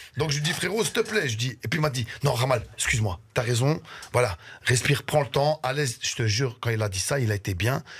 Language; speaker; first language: French; early bilingual, other home language; Arabic